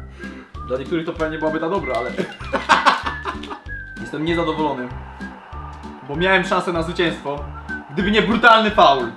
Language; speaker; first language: Polish; native; Polish